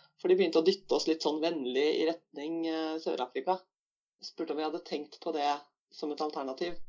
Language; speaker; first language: Norwegian; native; Norwegian